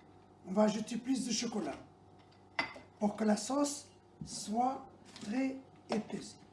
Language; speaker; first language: French; non-native, local second language; Arabic